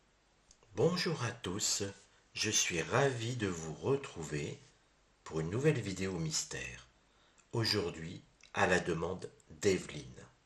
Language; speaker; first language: French; native; French